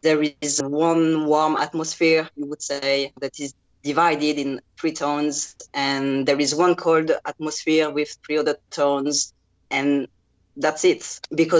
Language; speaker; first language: English; non-native, fluent; French